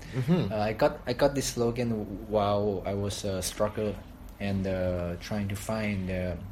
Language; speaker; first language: English; non-native, fluent; Thai